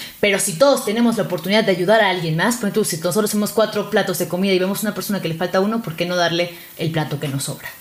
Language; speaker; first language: Spanish; native; Spanish